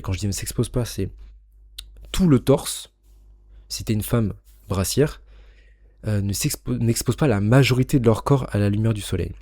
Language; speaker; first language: French; native; French